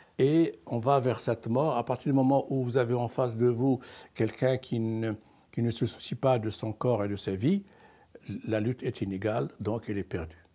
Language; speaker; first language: French; non-native, local second language; Arabic